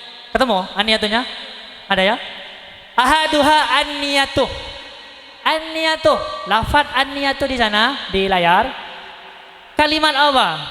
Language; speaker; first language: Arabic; non-native, fluent; Indonesian